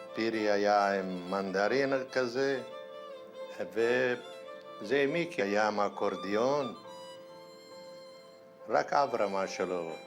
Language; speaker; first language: Hebrew; non-native, fluent; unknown